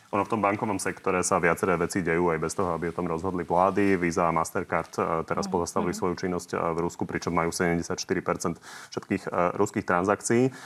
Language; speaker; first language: Slovak; native; Slovak